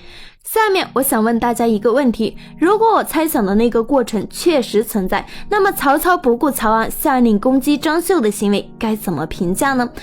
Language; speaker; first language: Chinese; native; Chinese